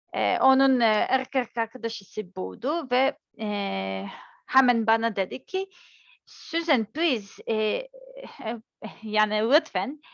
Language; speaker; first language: Turkish; non-native, learner; Serbian